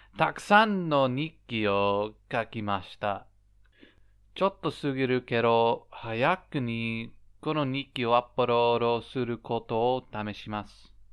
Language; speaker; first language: Japanese; non-native, learner; English